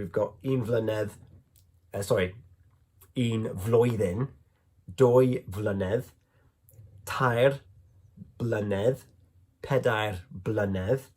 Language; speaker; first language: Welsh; non-native, learner; English